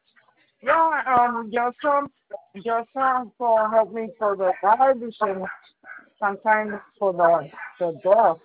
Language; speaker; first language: English; non-native, learner; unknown